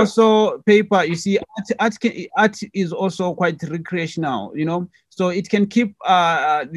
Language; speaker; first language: English; non-native, local second language; Tswana